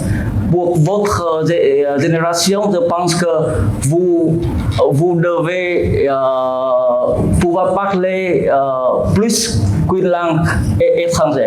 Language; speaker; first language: French; non-native, fluent; Vietnamese